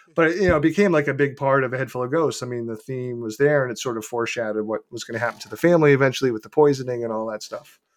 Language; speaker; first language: English; native; English